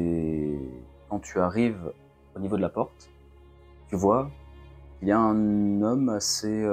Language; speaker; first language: French; native; French